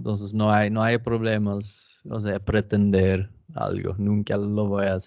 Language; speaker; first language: Spanish; non-native, fluent; Swedish